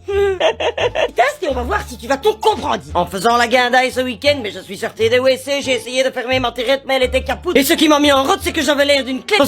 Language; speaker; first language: French; native; French